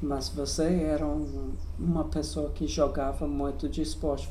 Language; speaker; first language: Portuguese; non-native, fluent; English